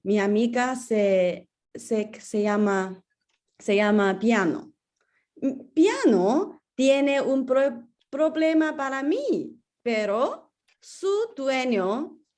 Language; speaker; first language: Spanish; non-native, learner; English